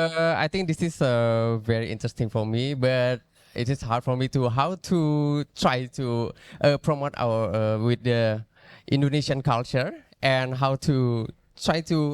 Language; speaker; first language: English; non-native, learner; Indonesian